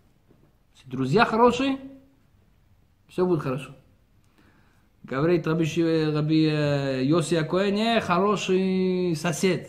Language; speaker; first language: Russian; early bilingual, heritage; Russian